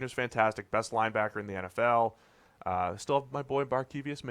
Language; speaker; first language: English; native; English